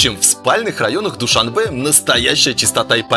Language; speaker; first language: Russian; native; Russian